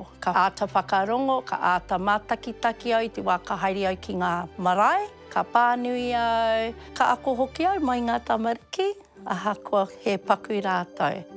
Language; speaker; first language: Māori; non-native, local second language; English